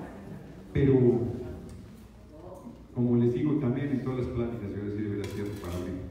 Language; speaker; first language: Spanish; native; Spanish